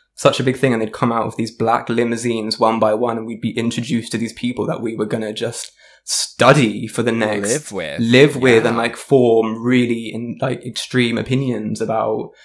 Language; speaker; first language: English; native; English